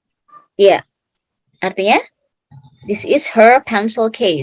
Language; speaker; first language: English; non-native, fluent; Indonesian